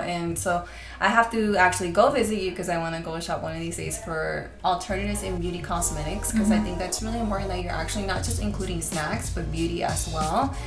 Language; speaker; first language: English; early bilingual, other home language; Spanish